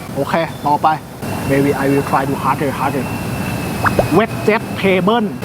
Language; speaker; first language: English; non-native, learner; Thai